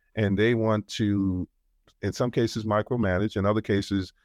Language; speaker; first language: English; native; English